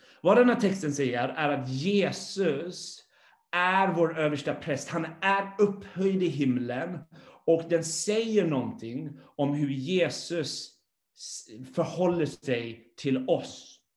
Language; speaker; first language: Swedish; non-native, fluent; English